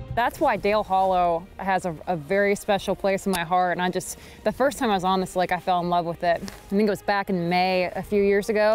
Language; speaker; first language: English; native; English